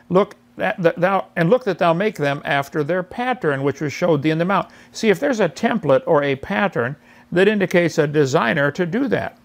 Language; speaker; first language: English; native; English